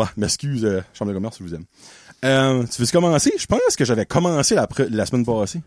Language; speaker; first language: French; native; French